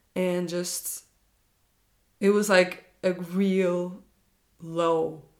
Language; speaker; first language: English; non-native, fluent; Norwegian